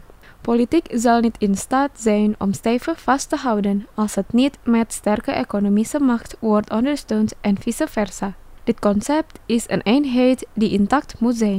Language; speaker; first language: Dutch; non-native, fluent; Indonesian